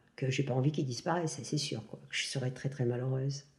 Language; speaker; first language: French; native; French